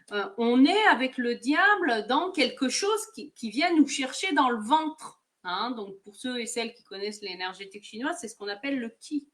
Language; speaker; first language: French; native; French